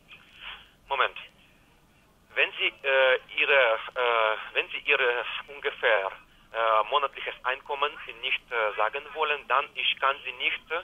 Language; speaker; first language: German; non-native, learner; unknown